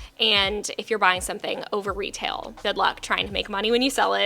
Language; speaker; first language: English; native; English